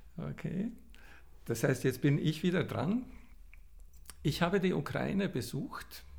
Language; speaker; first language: German; native; German